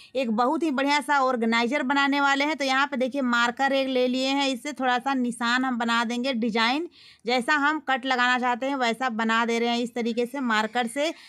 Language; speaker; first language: Hindi; native; Hindi